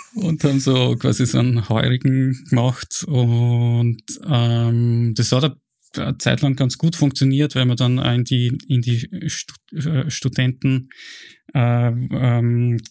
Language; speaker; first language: German; native; German